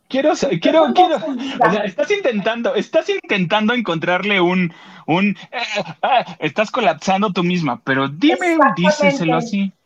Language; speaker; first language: Spanish; native; Spanish